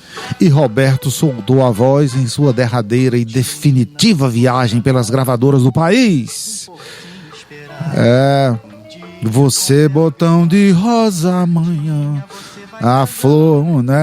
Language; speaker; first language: Portuguese; native; Portuguese